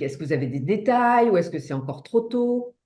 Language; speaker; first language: French; native; French